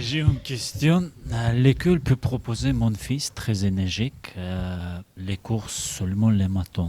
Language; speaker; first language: French; non-native, learner; Russian